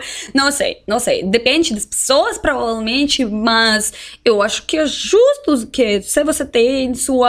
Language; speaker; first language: Portuguese; non-native, fluent; Russian